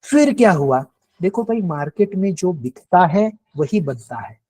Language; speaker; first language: Hindi; non-native, local second language; Marathi